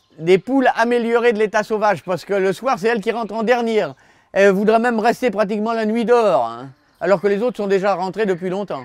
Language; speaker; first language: French; native; French